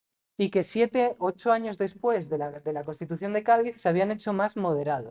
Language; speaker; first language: Spanish; native; Spanish